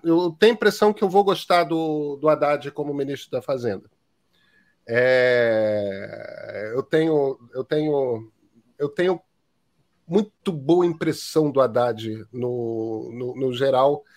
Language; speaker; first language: Portuguese; native; Portuguese